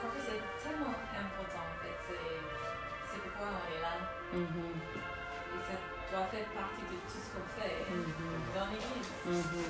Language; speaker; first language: French; non-native, learner; English